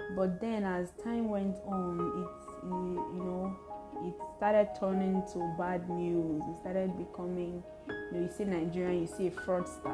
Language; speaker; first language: English; non-native, local second language; Igbo